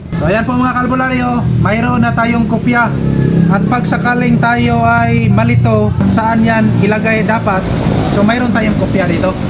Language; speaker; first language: Filipino; non-native, local second language; Cebuano